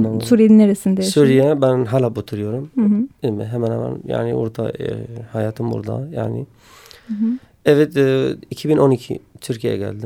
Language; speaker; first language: Turkish; non-native, learner; Kurdish